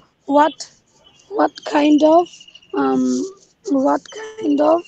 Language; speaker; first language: English; non-native, learner; Bangla